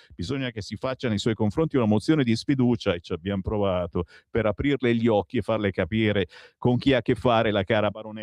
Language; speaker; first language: Italian; native; Italian